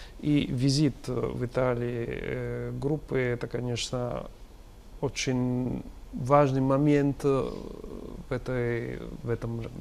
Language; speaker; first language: Russian; non-native, fluent; Italian